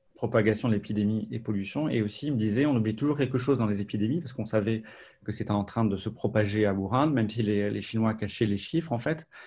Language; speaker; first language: French; native; French